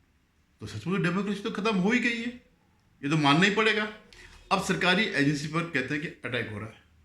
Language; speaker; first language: Hindi; native; Hindi